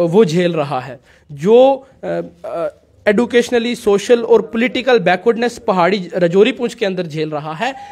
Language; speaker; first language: Hindi; native; Hindi